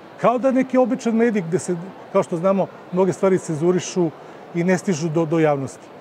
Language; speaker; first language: Serbian; native; Serbian